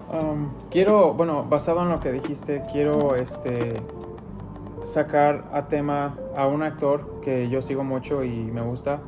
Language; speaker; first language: Spanish; early bilingual, other home language; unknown